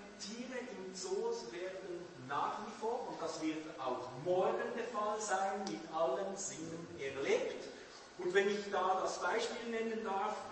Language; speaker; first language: German; non-native, local second language; French